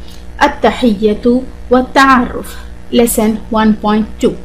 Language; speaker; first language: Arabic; non-native, fluent; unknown